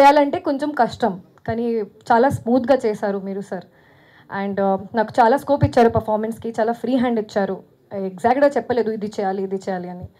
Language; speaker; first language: Telugu; non-native, fluent; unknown